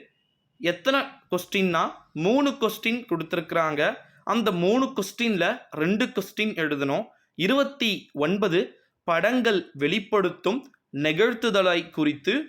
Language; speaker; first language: Tamil; native; Tamil